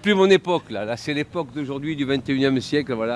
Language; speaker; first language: French; native; French